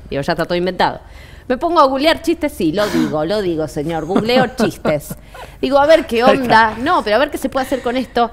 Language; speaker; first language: Spanish; native; Spanish